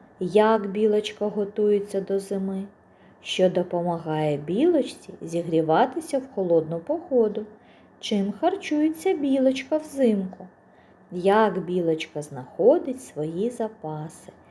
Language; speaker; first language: Ukrainian; native; Ukrainian